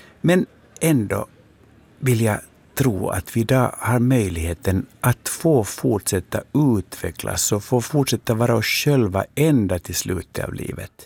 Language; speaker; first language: Swedish; native; Swedish